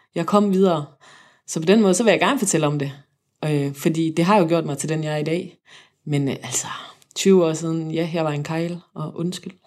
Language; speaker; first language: Danish; native; Danish